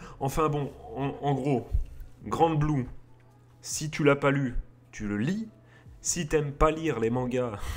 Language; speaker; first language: French; native; French